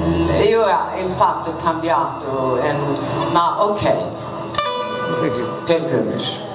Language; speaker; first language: Italian; non-native, learner; Swedish